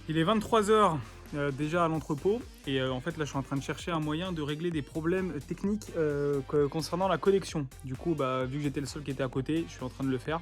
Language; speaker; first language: French; native; French